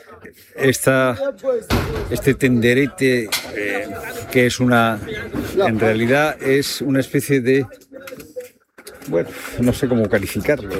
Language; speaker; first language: Spanish; native; Spanish